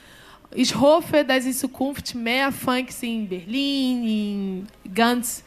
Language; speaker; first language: German; non-native, learner; Portuguese